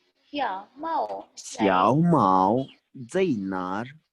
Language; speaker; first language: Chinese; non-native, fluent; Hindi